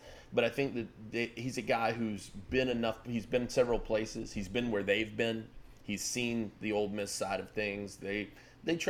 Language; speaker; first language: English; native; English